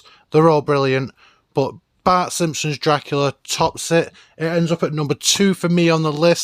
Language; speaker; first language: English; native; English